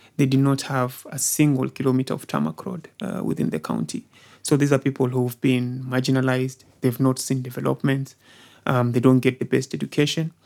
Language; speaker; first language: English; non-native, local second language; Swahili